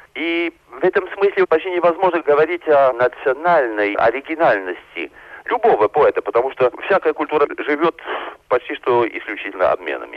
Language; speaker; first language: Russian; non-native, fluent; French